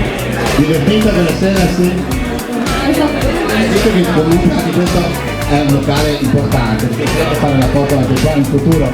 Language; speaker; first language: Italian; native; Italian